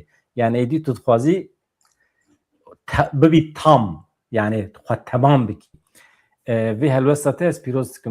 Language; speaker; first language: Kurdish; native; Kurdish